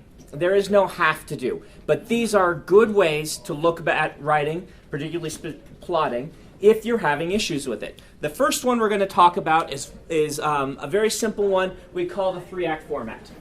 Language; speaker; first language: English; native; English